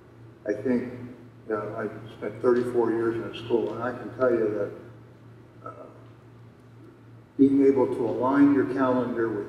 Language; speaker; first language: English; native; English